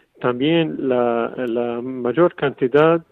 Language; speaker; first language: Spanish; non-native, fluent; Arabic